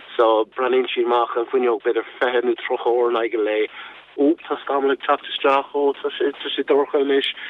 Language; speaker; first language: Irish; non-native, local second language; English